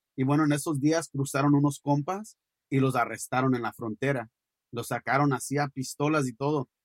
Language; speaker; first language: Spanish; early bilingual, heritage; Spanish